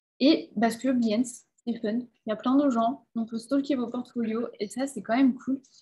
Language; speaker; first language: French; native; French